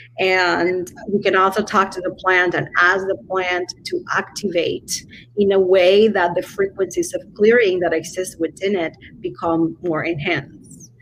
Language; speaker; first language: English; non-native, fluent; Spanish